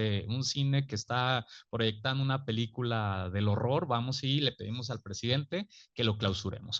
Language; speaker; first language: Spanish; native; Spanish